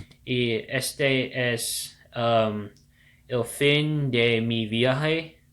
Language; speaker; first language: Spanish; non-native, learner; English